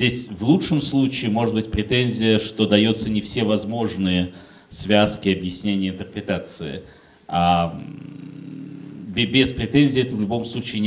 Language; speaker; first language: Russian; native; Russian